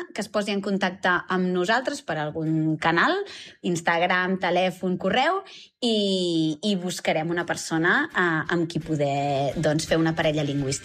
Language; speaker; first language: Catalan; native; Catalan